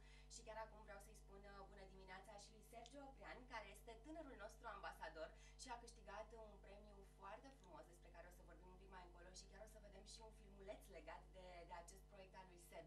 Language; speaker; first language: Romanian; native; Romanian